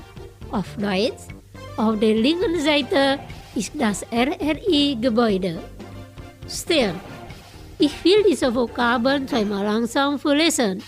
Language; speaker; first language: German; non-native, fluent; Indonesian